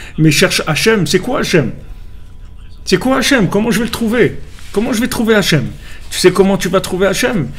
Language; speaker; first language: French; native; French